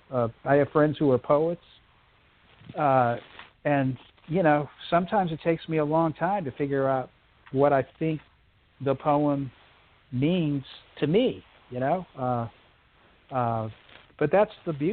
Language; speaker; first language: English; native; English